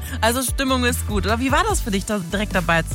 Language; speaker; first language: German; native; German